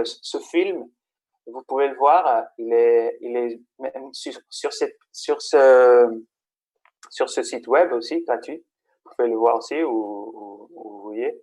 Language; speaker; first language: French; non-native, fluent; Spanish